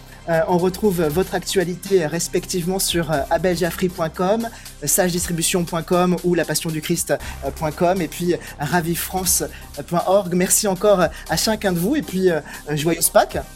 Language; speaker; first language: French; native; French